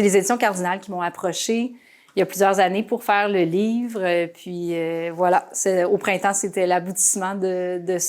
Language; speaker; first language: French; native; French